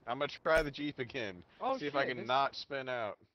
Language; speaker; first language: English; native; English